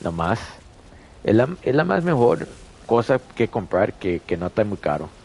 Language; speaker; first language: Spanish; early bilingual, heritage; Spanish